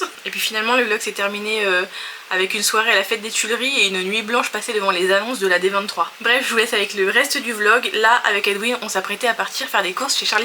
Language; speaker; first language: French; native; French